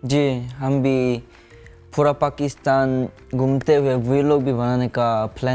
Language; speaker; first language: Hindi; non-native, learner; Korean